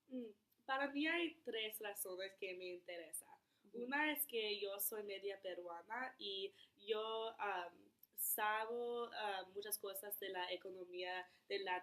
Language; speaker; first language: Spanish; non-native, learner; English